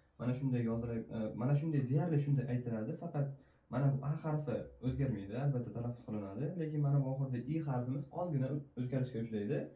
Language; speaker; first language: Uzbek; native; Uzbek